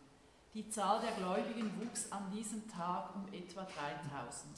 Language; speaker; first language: German; native; German